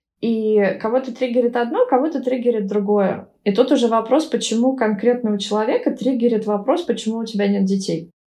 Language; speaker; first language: Russian; native; Russian